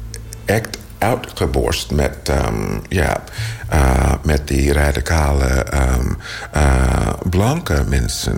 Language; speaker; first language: Dutch; non-native, learner; English